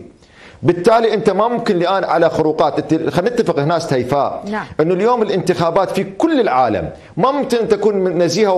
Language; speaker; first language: Arabic; native; Arabic